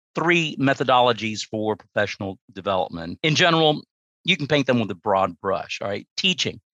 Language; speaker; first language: English; native; English